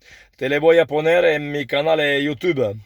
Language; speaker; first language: Spanish; non-native, learner; French